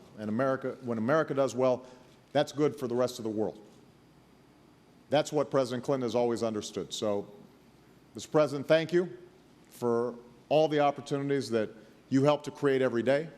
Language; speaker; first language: English; native; English